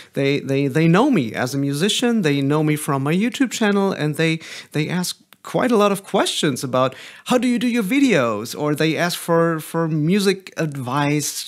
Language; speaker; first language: English; non-native, fluent; German